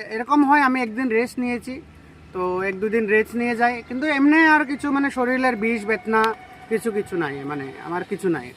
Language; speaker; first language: Bangla; native; Bangla